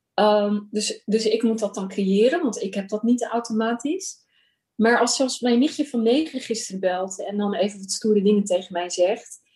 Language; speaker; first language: Dutch; early bilingual, other home language; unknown